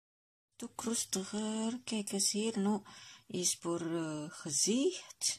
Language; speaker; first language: Dutch; non-native, learner; Indonesian